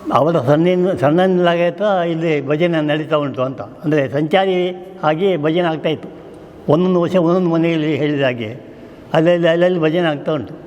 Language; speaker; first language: Kannada; non-native, local second language; Konkani